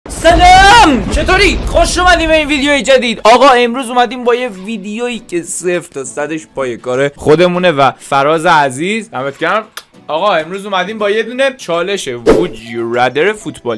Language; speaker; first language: Persian; native; Persian